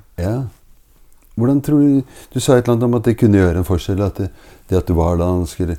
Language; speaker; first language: Norwegian; native; Norwegian